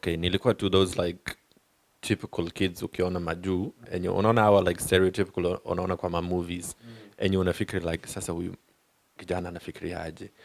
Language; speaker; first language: Swahili; non-native, fluent; English